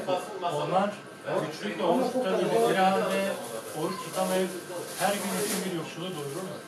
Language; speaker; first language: Turkish; native; Turkish